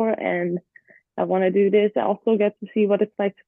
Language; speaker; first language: English; non-native, fluent; Hungarian